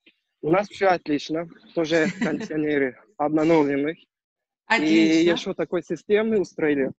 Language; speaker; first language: Russian; non-native, learner; Turkish